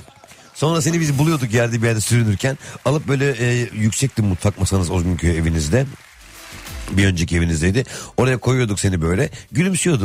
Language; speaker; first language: Turkish; native; Turkish